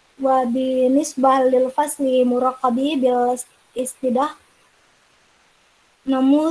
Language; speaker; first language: Arabic; non-native, learner; Indonesian